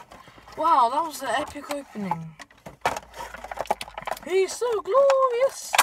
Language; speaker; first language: English; native; English